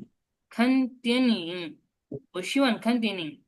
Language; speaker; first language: Chinese; non-native, fluent; Bangla